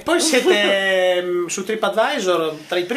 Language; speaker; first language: Italian; native; Italian